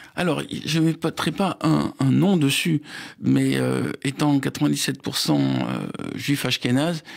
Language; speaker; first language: French; native; French